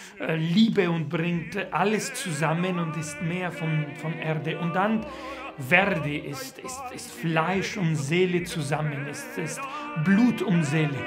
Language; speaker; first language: German; non-native, fluent; Spanish